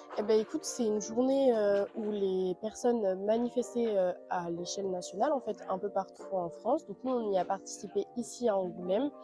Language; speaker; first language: French; native; French